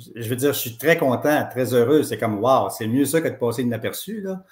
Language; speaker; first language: French; native; French